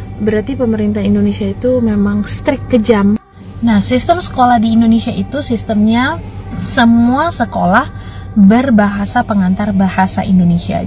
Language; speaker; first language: Indonesian; native; Indonesian